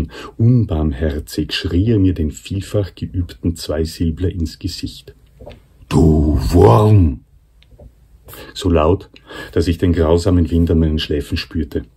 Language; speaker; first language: German; native; German